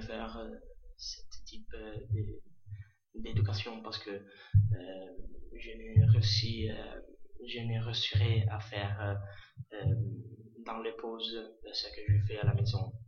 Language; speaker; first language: French; non-native, learner; Italian